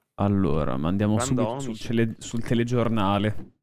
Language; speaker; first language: Italian; native; Italian